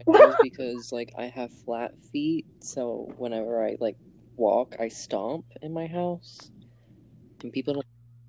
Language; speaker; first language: English; native; English